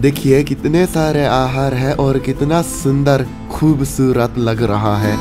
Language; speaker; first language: Hindi; non-native, fluent; Japanese